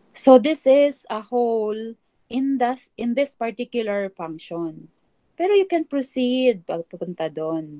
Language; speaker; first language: English; non-native, local second language; Filipino